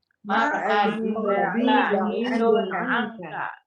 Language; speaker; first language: Arabic; non-native, learner; Indonesian